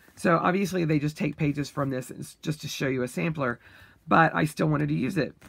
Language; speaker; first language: English; native; English